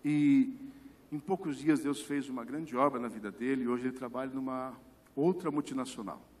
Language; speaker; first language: Portuguese; native; Portuguese